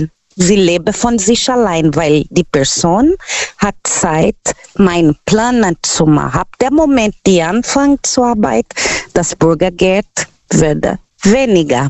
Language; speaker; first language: German; non-native, fluent; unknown